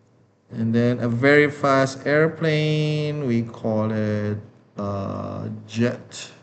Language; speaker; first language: English; non-native, fluent; Indonesian